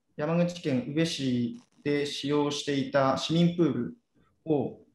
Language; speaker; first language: Japanese; native; Japanese